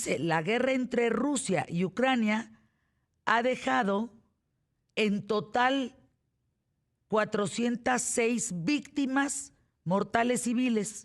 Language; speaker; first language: Spanish; native; Spanish